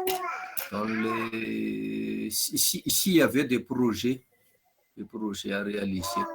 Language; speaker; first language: French; non-native, local second language; Malagasy